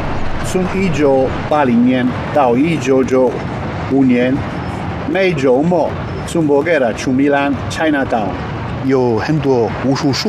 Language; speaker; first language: Chinese; non-native, learner; Italian